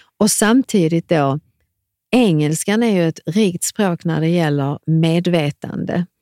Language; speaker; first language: Swedish; early bilingual, other home language; Serbian